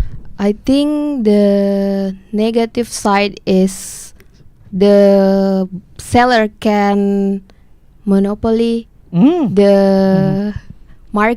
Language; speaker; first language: English; non-native, learner; Indonesian